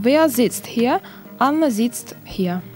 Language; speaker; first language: German; non-native, learner; Russian